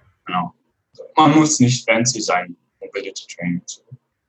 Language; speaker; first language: German; non-native, fluent; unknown